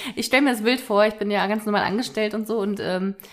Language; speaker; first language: German; native; German